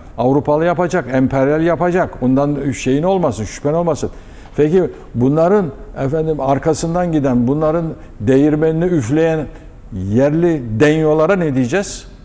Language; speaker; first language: Turkish; native; Turkish